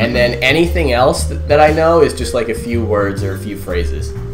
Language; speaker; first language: English; native; English